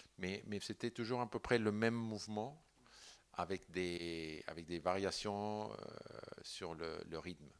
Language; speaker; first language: French; non-native, fluent; Spanish